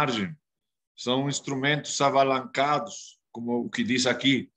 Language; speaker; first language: Portuguese; non-native, fluent; Spanish